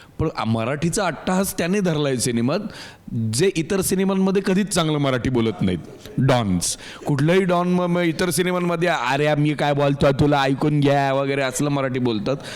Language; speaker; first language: Marathi; native; Marathi